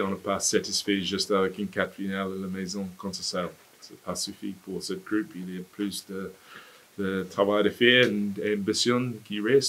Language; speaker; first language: French; non-native, fluent; English